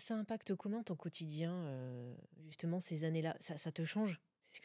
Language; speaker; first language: French; native; French